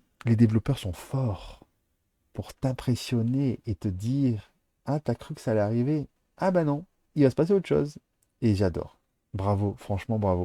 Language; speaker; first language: French; native; French